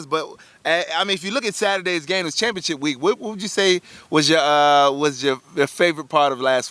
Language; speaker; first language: English; native; English